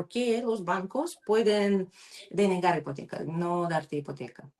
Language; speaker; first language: Spanish; non-native, learner; Russian